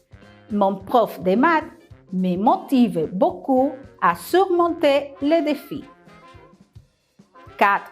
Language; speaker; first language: French; non-native, fluent; Spanish